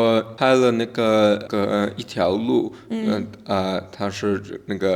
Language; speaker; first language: Chinese; non-native, learner; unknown